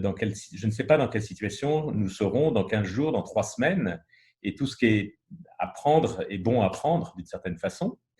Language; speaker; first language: French; native; French